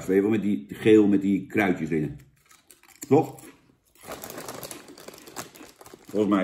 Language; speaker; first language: Dutch; native; Dutch